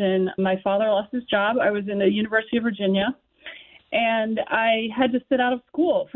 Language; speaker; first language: English; native; English